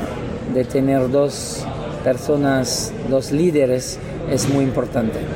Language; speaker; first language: Spanish; non-native, learner; French